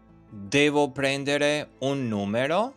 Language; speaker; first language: Italian; non-native, fluent; Albanian